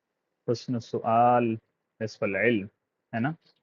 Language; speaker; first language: Arabic; non-native, fluent; Urdu